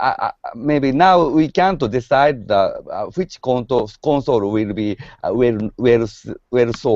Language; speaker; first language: English; non-native, learner; Japanese